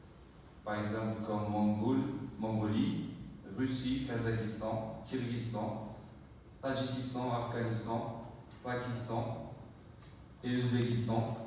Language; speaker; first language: French; non-native, fluent; Uyghur